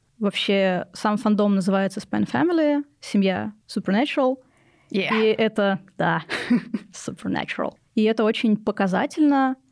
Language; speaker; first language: Russian; native; Russian